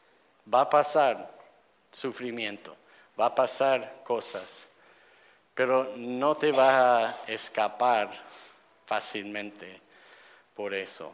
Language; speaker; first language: Spanish; non-native, fluent; English